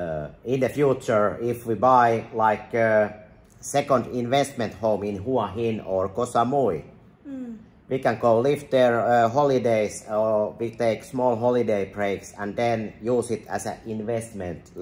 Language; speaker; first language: English; non-native, fluent; Finnish